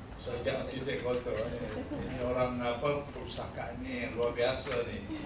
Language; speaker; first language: Malay; native; Malay